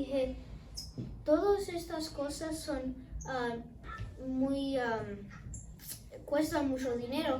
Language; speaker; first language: Spanish; non-native, learner; English